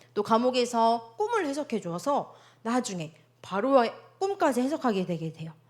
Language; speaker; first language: Korean; native; Korean